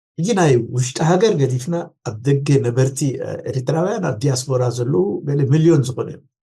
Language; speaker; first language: Tigrinya; non-native, local second language; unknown